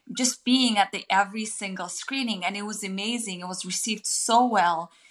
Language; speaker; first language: English; non-native, fluent; Mongolian